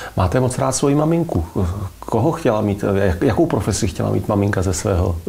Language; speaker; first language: Czech; native; Czech